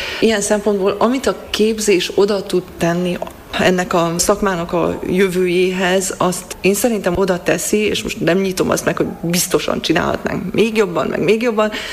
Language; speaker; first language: Hungarian; native; Hungarian